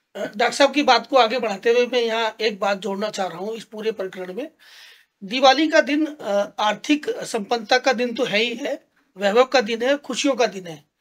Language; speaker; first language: Hindi; native; Hindi